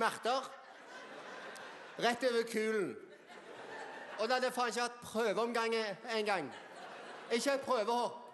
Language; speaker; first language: Norwegian; native; Norwegian